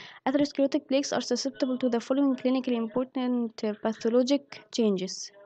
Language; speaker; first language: English; non-native, fluent; Arabic